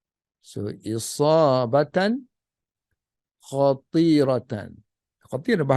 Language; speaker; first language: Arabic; non-native, fluent; Malay